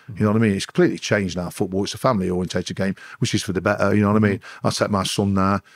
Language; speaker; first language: English; native; English